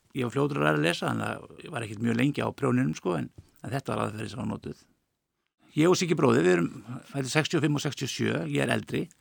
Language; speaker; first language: Icelandic; native; Icelandic